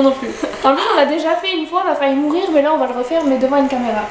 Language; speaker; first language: French; native; French